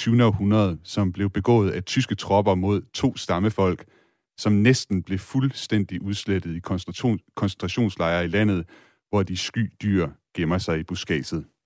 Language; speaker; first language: Danish; native; Danish